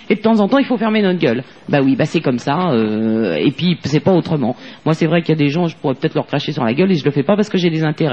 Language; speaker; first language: French; native; French